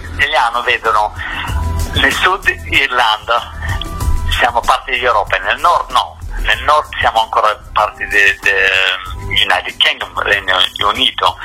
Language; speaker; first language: Italian; non-native, fluent; English